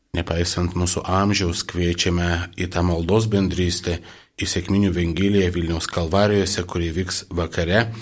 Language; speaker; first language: Lithuanian; non-native, local second language; Polish